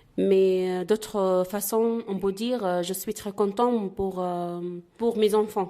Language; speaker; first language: French; non-native, learner; Arabic